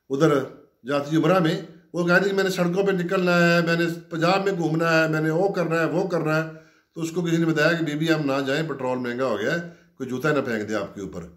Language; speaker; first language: Urdu; non-native, local second language; Punjabi